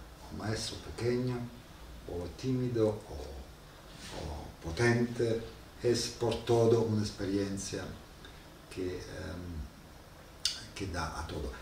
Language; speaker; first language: Spanish; non-native, learner; Italian